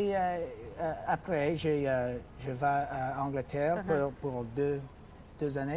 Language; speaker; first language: French; non-native, local second language; English